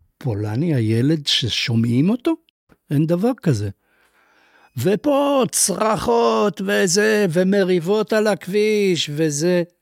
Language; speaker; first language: Hebrew; non-native, fluent; Polish